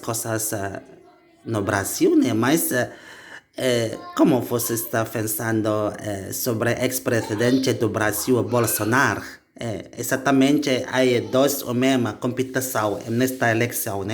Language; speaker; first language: Portuguese; non-native, learner; Indonesian